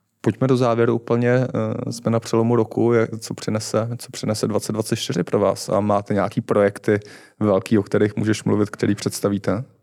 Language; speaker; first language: Czech; native; Czech